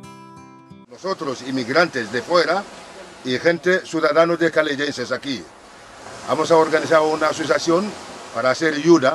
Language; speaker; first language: Spanish; non-native, learner; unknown